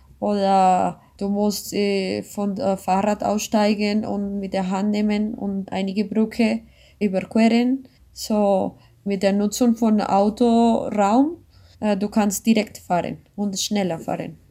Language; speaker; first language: German; non-native, learner; Spanish